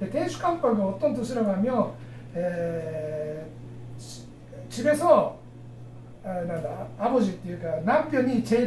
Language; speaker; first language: Korean; non-native, fluent; Japanese